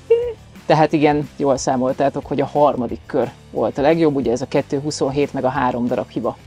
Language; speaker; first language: Hungarian; native; Hungarian